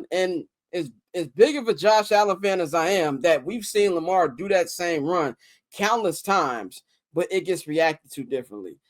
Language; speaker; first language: English; native; English